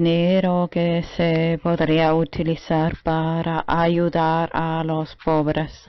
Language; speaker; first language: Spanish; non-native, fluent; German